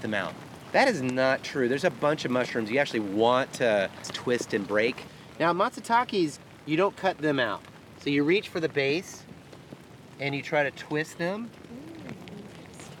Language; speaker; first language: English; non-native, fluent; Japanese